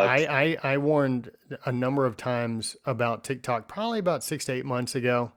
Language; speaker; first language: English; native; English